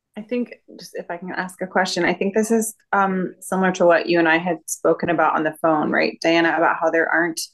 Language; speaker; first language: English; native; English